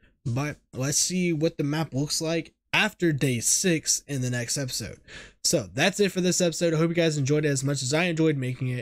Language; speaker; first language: English; native; English